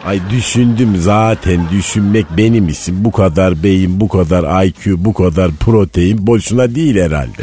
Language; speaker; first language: Turkish; native; Turkish